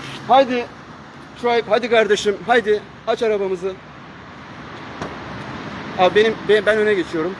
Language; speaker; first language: Turkish; native; Turkish